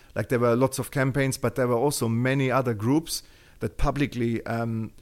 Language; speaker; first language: English; non-native, fluent; German